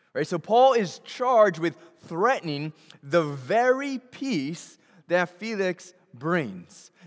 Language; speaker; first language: English; native; English